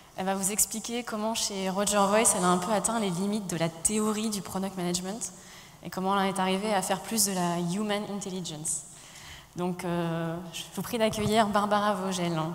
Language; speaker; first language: French; native; French